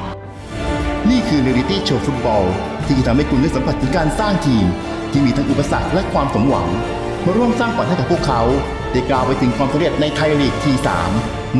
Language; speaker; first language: Thai; native; Thai